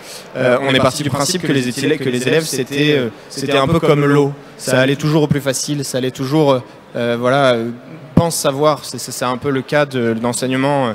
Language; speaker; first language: French; native; French